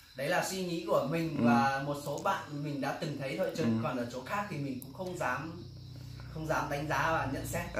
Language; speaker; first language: Vietnamese; non-native, local second language; Hmong